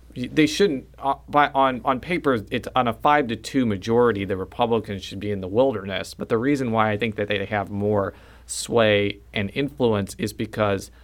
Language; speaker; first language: English; native; English